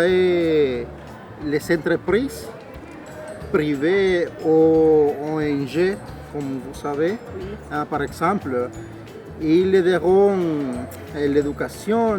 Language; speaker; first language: French; non-native, learner; Spanish